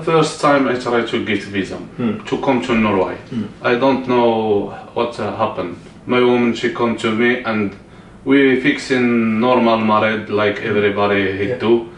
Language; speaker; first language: English; non-native, learner; Arabic